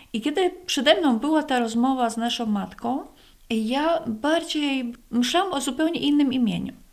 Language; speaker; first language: Polish; non-native, fluent; Latvian